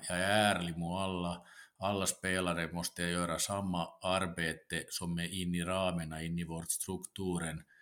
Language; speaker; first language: Swedish; non-native, local second language; Finnish